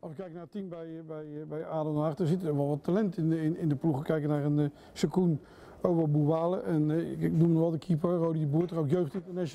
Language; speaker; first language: Dutch; native; Dutch